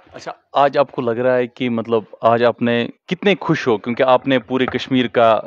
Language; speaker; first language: Hindi; non-native, local second language; Kashmiri